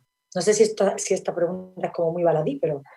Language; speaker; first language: Spanish; native; Spanish